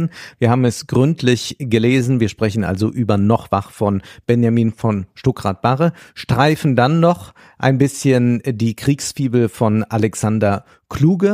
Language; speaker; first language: German; native; German